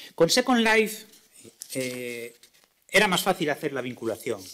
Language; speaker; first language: Spanish; native; Spanish